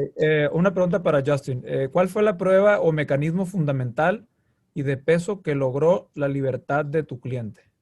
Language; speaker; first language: Spanish; native; Spanish